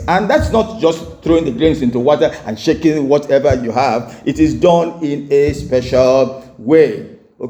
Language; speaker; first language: English; non-native, local second language; Igbo